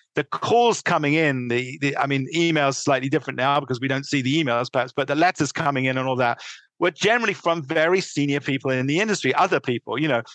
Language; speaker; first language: English; native; English